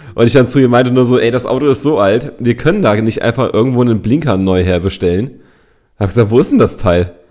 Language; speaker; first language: German; native; German